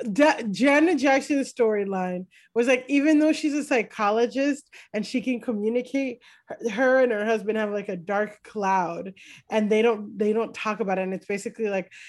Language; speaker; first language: English; native; English